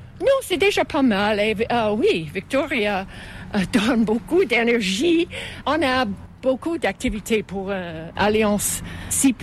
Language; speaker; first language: French; non-native, fluent; English